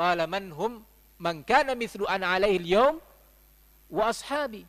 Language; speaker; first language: Arabic; non-native, fluent; Indonesian